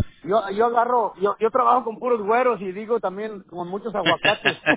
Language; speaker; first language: Spanish; native; Spanish